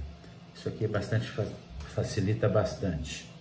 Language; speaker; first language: Portuguese; native; Portuguese